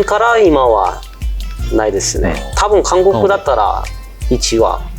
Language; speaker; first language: Japanese; non-native, fluent; Korean